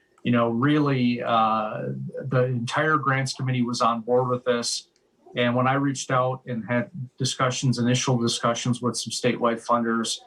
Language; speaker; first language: English; native; English